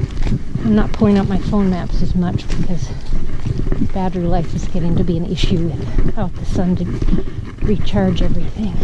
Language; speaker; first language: English; native; English